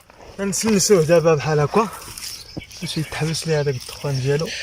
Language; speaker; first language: Arabic; native; Arabic